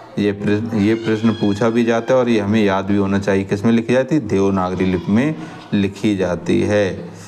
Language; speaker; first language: Hindi; native; Hindi